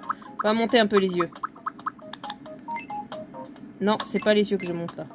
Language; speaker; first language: French; native; French